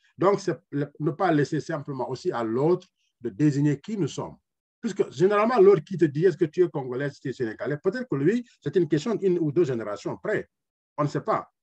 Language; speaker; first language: French; non-native, local second language; Wolof